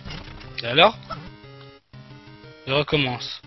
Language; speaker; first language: French; non-native, fluent; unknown